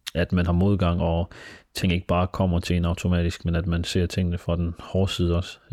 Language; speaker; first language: Danish; early bilingual, other home language; Somali